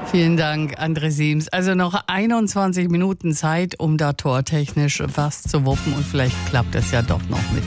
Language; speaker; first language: German; native; German